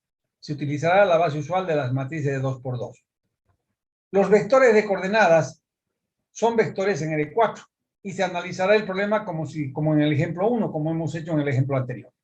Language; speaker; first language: Spanish; native; Spanish